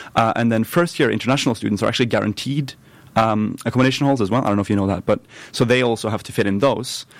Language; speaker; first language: English; non-native, fluent; Norwegian